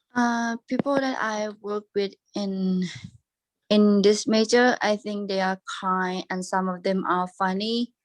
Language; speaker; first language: English; non-native, learner; Thai